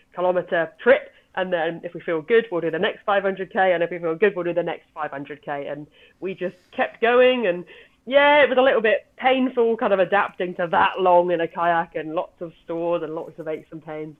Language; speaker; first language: English; native; English